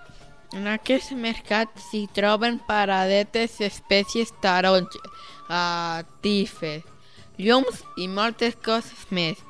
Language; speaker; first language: Catalan; early bilingual, other home language; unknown